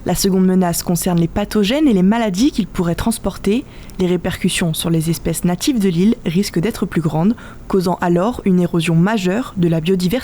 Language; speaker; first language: French; native; French